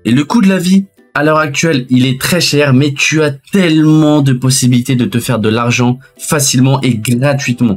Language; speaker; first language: French; native; French